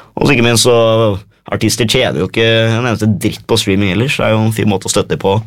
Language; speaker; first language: Norwegian; native; Norwegian